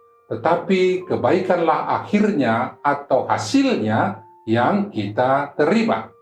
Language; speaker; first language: Malay; native; Malay